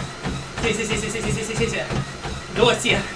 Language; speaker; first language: Chinese; non-native, learner; Russian